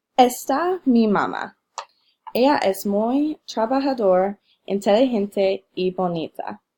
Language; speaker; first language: Spanish; non-native, learner; English